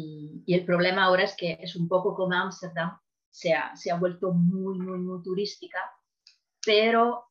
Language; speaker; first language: Spanish; non-native, fluent; Italian